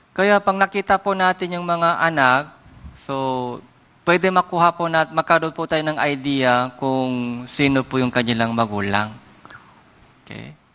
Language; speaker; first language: Filipino; non-native, fluent; Korean